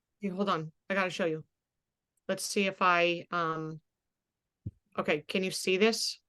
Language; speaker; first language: English; native; English